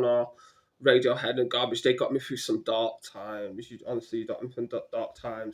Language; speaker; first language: English; native; English